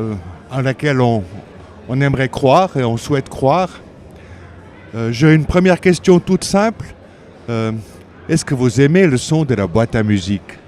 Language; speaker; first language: French; native; French